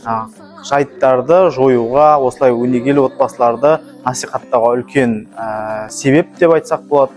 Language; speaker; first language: Kazakh; native; Kazakh